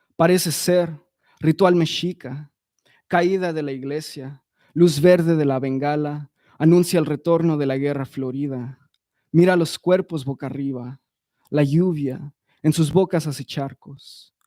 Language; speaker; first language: Spanish; early bilingual, other home language; English